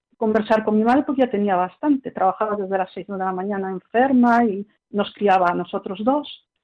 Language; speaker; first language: Spanish; early bilingual, heritage; French